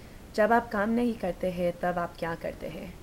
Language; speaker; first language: Hindi; non-native, learner; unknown